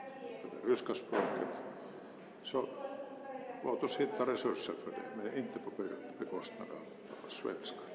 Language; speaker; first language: Swedish; non-native, local second language; Finnish